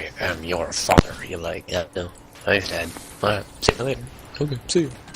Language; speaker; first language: English; native; English